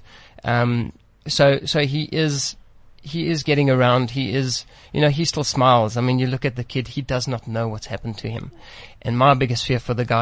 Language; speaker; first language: English; native; English